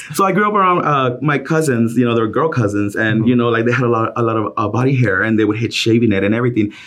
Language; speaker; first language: English; early bilingual, other home language; Spanish